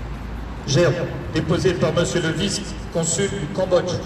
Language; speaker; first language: French; native; French